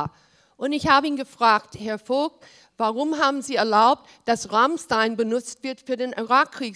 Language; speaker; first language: German; early bilingual, heritage; German